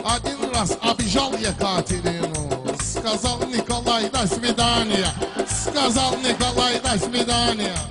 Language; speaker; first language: Russian; non-native, learner; Talysh